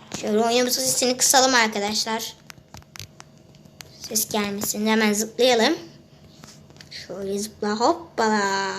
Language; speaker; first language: Turkish; native; Turkish